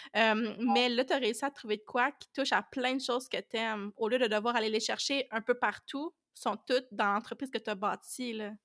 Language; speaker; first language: French; native; French